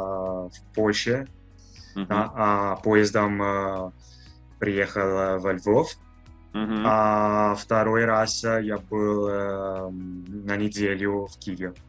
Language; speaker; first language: Russian; non-native, fluent; Italian